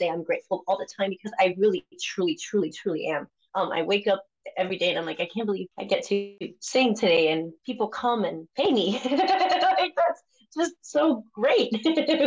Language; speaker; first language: English; early bilingual, other home language; Spanish